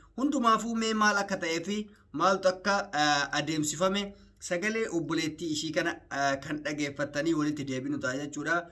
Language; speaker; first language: Oromo; native; Oromo